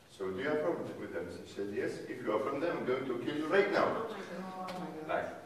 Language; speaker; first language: English; non-native, fluent; Arabic